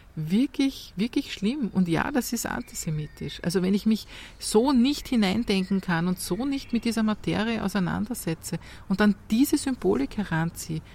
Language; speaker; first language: German; native; German